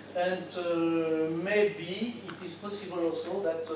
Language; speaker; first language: English; non-native, fluent; French